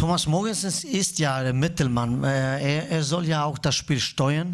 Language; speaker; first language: German; non-native, fluent; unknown